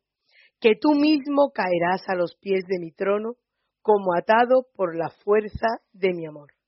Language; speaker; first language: Spanish; native; Spanish